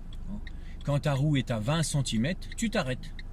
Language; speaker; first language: French; native; French